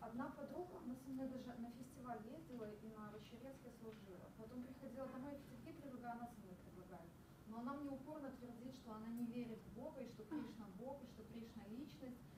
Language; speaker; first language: Russian; native; Russian